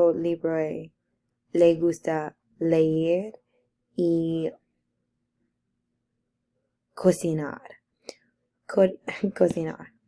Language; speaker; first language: Spanish; non-native, learner; English